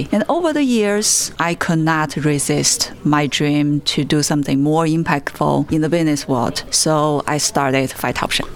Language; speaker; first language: English; non-native, fluent; Chinese